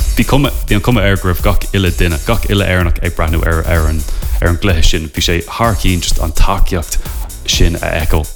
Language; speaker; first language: Irish; non-native, local second language; English